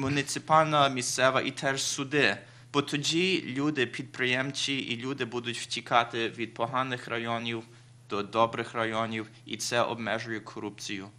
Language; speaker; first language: Ukrainian; early bilingual, heritage; Ukrainian